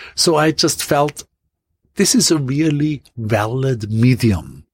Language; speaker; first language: English; non-native, fluent; German